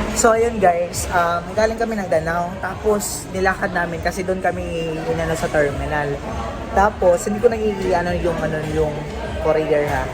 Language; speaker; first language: Filipino; non-native, local second language; Cebuano